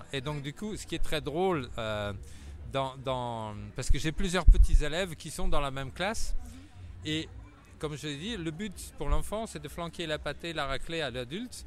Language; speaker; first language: French; native; French